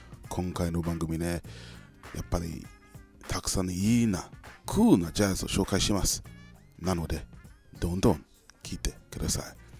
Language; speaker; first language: Japanese; non-native, fluent; English